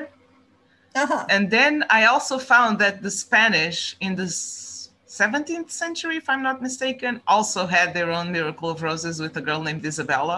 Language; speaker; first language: English; non-native, fluent; Portuguese